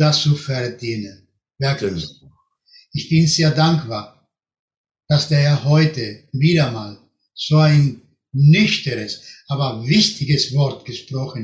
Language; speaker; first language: German; non-native, learner; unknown